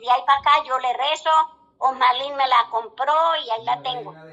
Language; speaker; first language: Spanish; native; Spanish